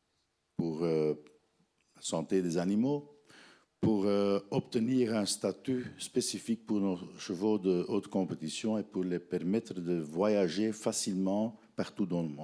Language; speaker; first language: French; non-native, fluent; Dutch